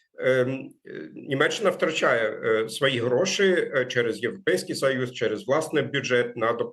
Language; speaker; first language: Ukrainian; non-native, fluent; German